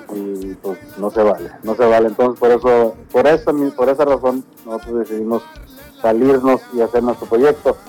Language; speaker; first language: Spanish; early bilingual, heritage; Spanish